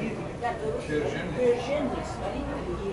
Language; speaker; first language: Persian; native; Persian